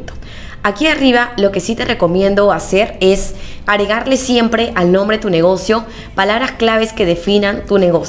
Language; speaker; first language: Spanish; native; Spanish